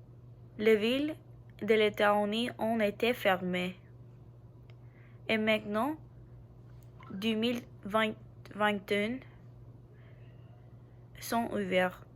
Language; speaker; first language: French; non-native, learner; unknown